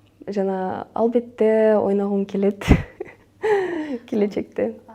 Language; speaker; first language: Kyrgyz; non-native, local second language; Russian